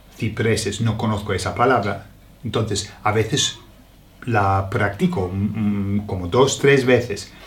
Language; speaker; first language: Spanish; non-native, fluent; English